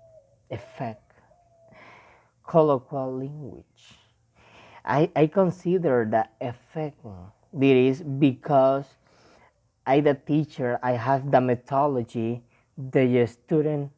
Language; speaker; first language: English; non-native, learner; Spanish